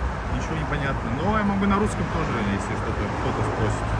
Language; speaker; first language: Russian; non-native, fluent; Finnish